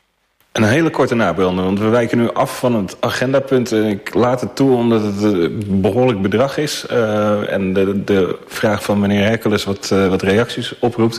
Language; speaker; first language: Dutch; native; Dutch